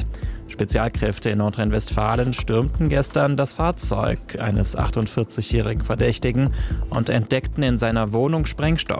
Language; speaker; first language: German; native; German